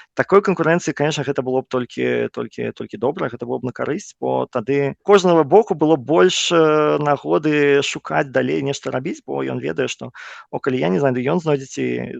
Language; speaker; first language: Belarusian; non-native, local second language; Russian